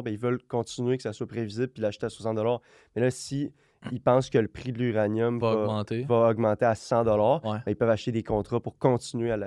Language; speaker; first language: French; native; French